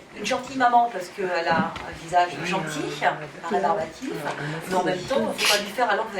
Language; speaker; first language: French; native; French